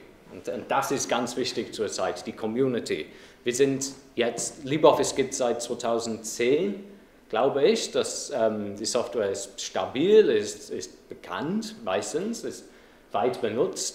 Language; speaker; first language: German; non-native, fluent; English